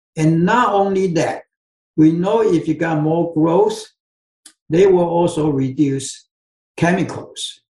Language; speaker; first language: English; non-native, fluent; Chinese